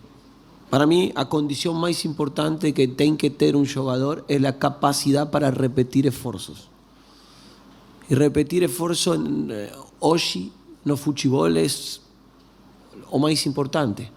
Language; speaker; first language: Portuguese; non-native, learner; Spanish